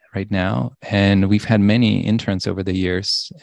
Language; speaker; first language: English; non-native, fluent; Polish